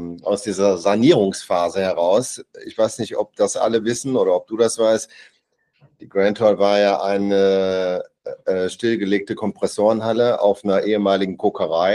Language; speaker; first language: German; native; German